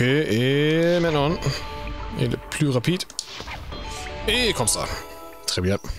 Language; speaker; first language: French; non-native, learner; German